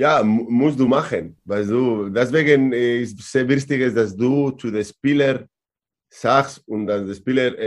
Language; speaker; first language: German; non-native, learner; Spanish